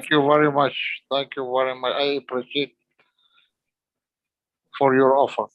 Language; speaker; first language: English; non-native, learner; Arabic